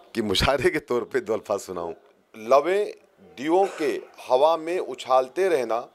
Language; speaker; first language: Hindi; native; Hindi